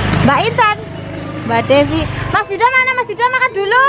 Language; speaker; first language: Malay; non-native, local second language; Javanese